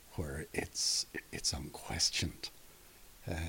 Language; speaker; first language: English; native; English